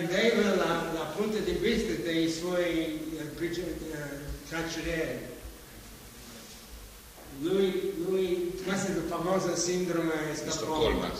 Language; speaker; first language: Italian; non-native, fluent; English